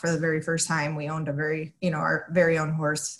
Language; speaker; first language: English; early bilingual, other home language; Spanish